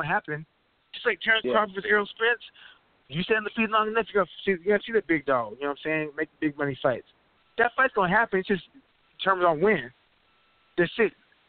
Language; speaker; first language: English; native; English